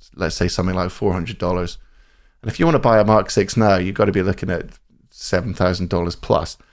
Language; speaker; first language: English; native; English